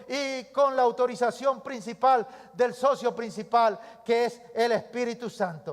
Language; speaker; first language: Spanish; native; Spanish